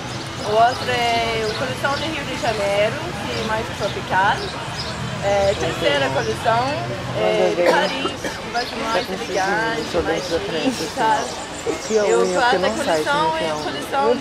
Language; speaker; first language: Portuguese; non-native, learner; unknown